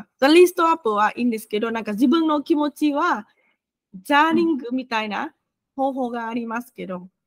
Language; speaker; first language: Japanese; non-native, fluent; Vietnamese